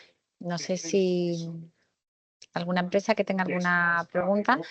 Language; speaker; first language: Spanish; native; Spanish